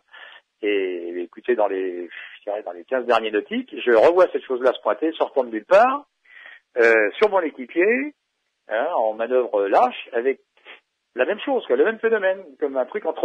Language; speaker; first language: French; native; French